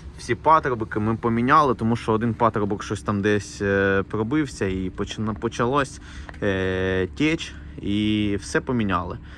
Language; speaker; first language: Ukrainian; non-native, local second language; Russian